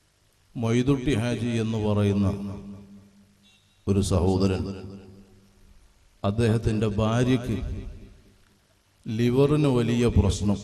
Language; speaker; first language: Malayalam; native; Malayalam